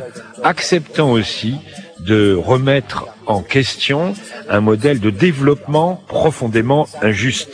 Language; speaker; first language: French; native; French